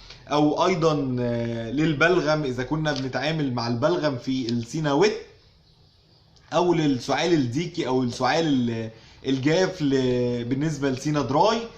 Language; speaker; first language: Arabic; native; Arabic